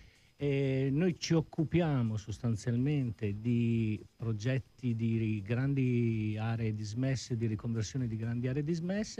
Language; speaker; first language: Italian; native; Italian